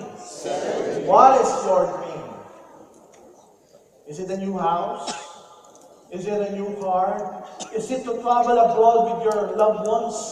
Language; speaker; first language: English; non-native, local second language; Filipino